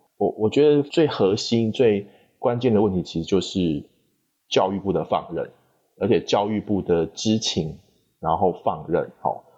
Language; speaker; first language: Chinese; native; Chinese